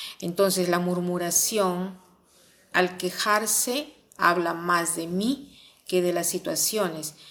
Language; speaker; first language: Spanish; non-native, fluent; Italian